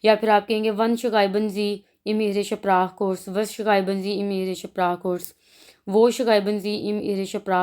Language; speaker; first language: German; non-native, learner; Urdu